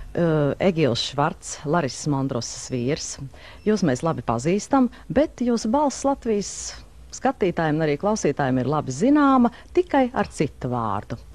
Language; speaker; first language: Latvian; early bilingual, heritage; Latvian